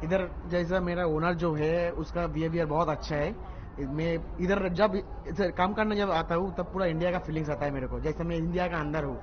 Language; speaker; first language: Hindi; non-native, local second language; Bangla